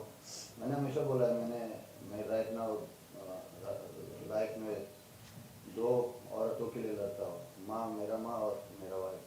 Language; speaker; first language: Hindi; non-native, fluent; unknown